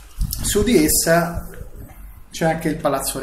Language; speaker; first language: Italian; native; Italian